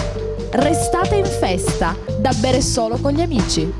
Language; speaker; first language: Italian; native; Italian